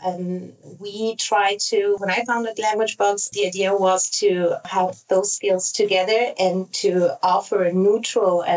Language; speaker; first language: English; non-native, fluent; Italian